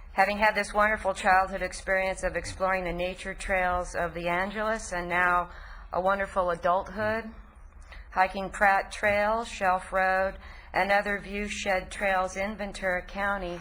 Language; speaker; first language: English; native; English